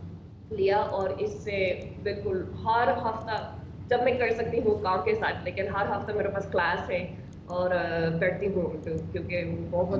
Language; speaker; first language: Hindi; non-native, learner; English